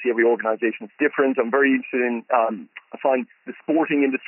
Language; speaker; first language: English; native; English